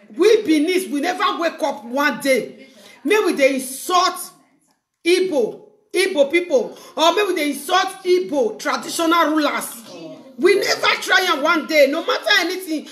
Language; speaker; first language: Nigerian Pidgin; non-native, local second language; Bini